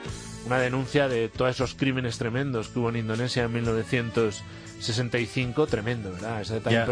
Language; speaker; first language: Spanish; native; Spanish